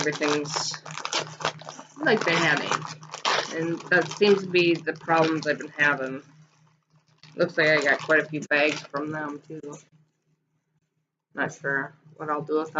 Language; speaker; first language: English; native; English